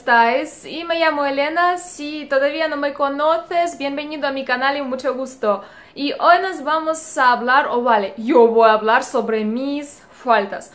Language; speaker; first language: Spanish; non-native, learner; Russian